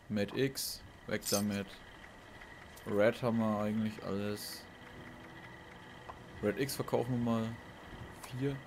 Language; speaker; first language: German; native; German